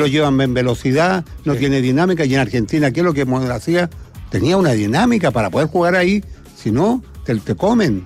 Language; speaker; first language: Spanish; native; Spanish